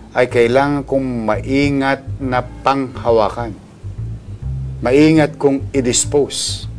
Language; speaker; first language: Filipino; native; Filipino